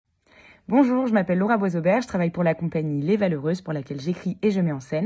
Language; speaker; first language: French; native; French